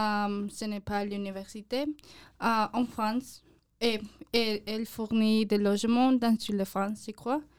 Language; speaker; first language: French; non-native, learner; English